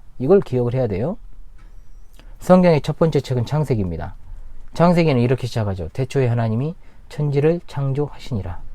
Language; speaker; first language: Korean; native; Korean